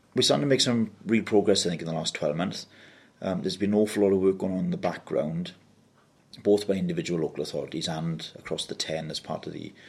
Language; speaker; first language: English; native; English